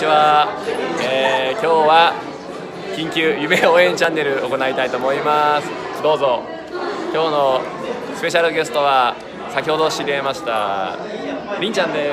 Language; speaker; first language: Japanese; native; Japanese